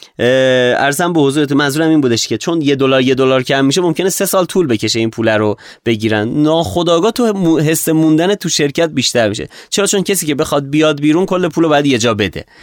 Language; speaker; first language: Persian; native; Persian